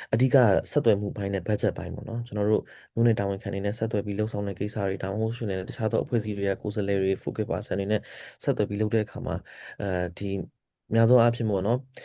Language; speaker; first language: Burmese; non-native, local second language; S'gaw Karen